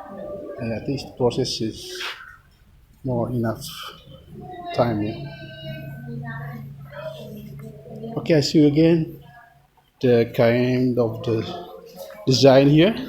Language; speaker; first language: English; non-native, learner; Indonesian